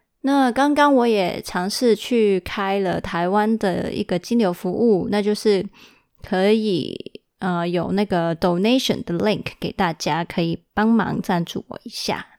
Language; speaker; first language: Chinese; early bilingual, heritage; Chinese